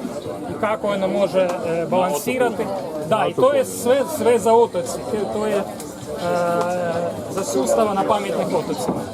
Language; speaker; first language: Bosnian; non-native, learner; Ukrainian